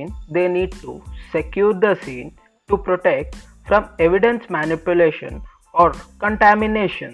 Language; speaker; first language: English; non-native, local second language; Telugu